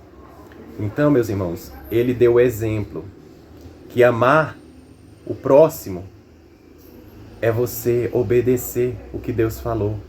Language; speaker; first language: Portuguese; native; Portuguese